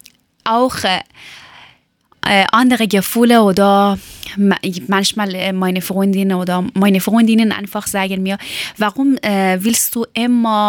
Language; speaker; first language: German; non-native, learner; Persian